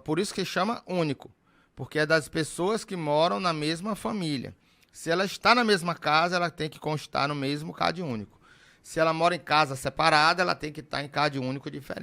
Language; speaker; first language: Portuguese; native; Portuguese